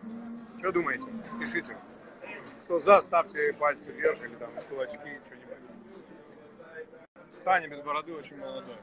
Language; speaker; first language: Russian; native; Russian